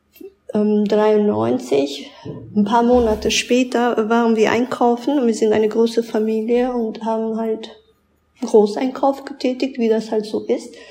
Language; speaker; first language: German; early bilingual, other home language; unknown